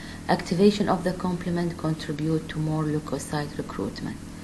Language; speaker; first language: English; non-native, fluent; Arabic